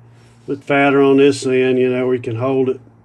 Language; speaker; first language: English; native; English